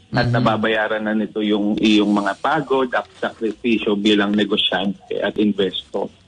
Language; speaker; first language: Filipino; native; Filipino